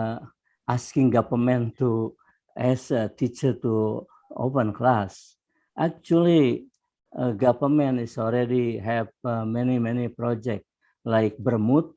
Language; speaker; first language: English; non-native, fluent; Indonesian